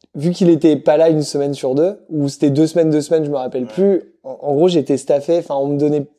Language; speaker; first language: French; native; French